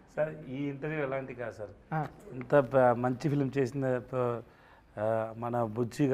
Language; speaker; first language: Telugu; non-native, learner; Tamil